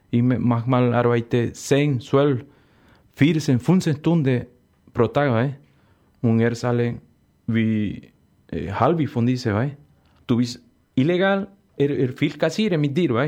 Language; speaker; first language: German; non-native, learner; Spanish